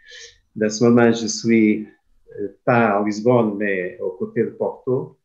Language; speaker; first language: French; non-native, fluent; Portuguese